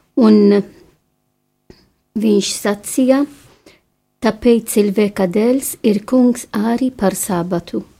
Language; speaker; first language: Latvian; non-native, fluent; Maltese